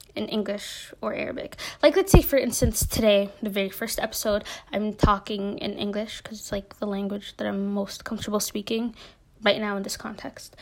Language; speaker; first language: English; native; English